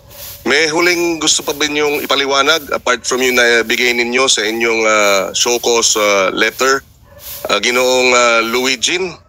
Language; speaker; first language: Filipino; native; Filipino